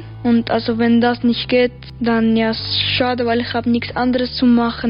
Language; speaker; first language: German; early bilingual, other home language; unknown